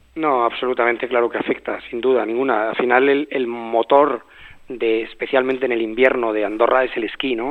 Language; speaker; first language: Spanish; native; Spanish